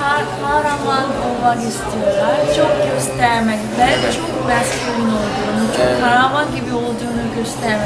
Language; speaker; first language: Turkish; non-native, learner; Korean